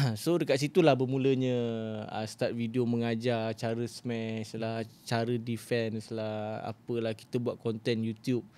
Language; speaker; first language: Malay; native; Malay